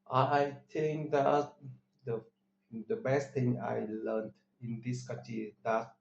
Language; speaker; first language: English; non-native, learner; Vietnamese